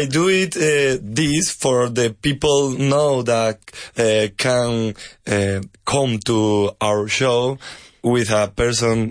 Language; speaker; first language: English; non-native, learner; Spanish